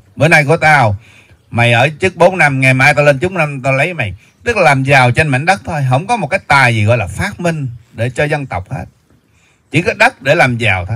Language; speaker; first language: Vietnamese; native; Vietnamese